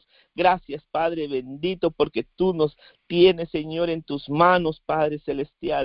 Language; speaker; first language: Spanish; native; Spanish